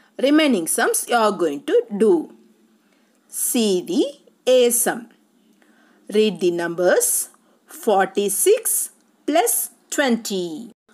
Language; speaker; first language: English; non-native, local second language; Tamil